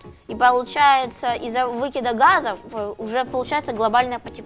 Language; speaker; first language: Russian; native; Russian